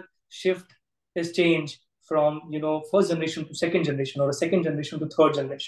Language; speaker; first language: English; non-native, local second language; Gujarati